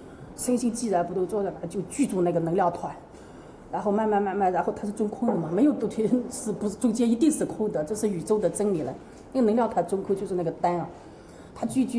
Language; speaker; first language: Chinese; native; Chinese